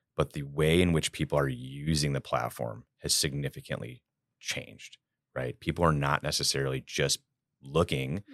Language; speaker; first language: English; native; English